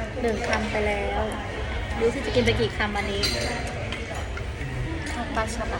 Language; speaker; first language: Thai; native; Thai